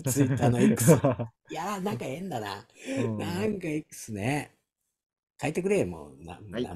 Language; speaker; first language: Japanese; native; Japanese